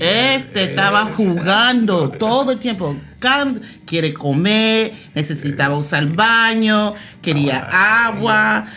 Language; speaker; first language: Spanish; early bilingual, heritage; Spanish